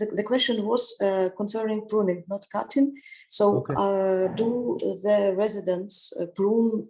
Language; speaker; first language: English; non-native, learner; Ukrainian